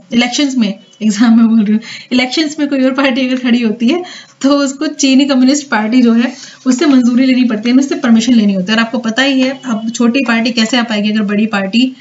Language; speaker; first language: Hindi; native; Hindi